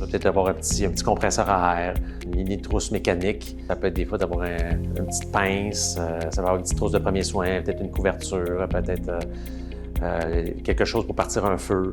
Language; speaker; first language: French; native; French